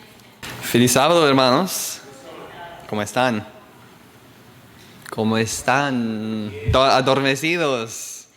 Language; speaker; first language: Spanish; non-native, fluent; Portuguese